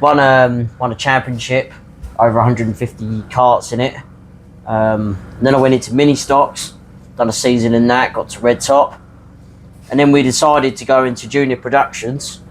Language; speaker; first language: English; native; English